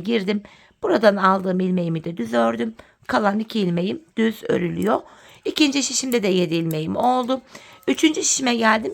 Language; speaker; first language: Turkish; native; Turkish